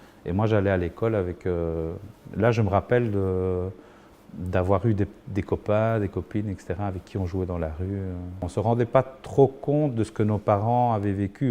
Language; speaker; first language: French; early bilingual, other home language; Spanish